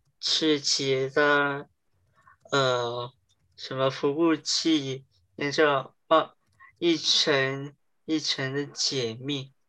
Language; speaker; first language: Chinese; early bilingual, heritage; Chinese